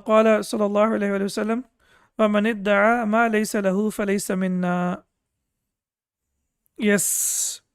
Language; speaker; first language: Arabic; non-native, fluent; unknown